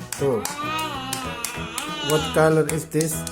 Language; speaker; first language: English; non-native, learner; Indonesian